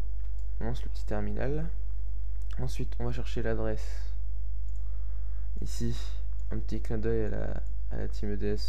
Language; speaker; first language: French; native; French